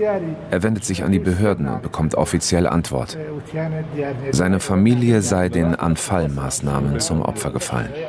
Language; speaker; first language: German; native; German